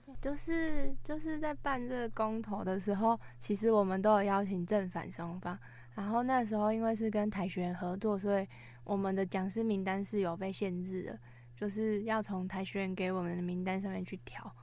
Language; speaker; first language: Chinese; native; Chinese